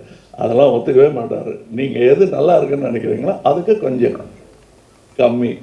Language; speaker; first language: Tamil; native; Tamil